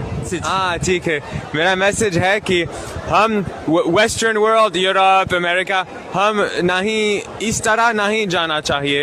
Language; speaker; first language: Hindi; non-native, learner; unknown